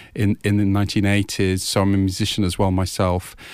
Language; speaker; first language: English; native; English